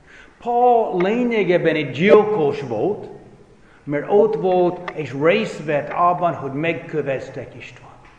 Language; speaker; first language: Hungarian; non-native, fluent; English